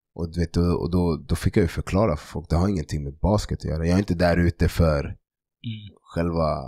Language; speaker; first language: Swedish; native; Swedish